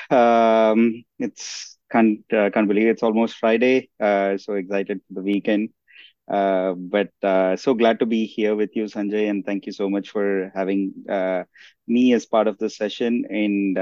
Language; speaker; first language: English; non-native, local second language; Tamil